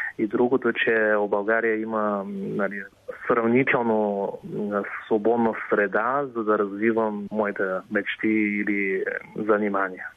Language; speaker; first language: Bulgarian; non-native, fluent; Chinese